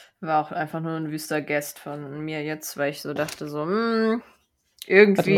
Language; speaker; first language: German; native; German